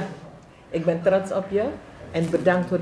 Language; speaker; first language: Dutch; non-native, local second language; Javanese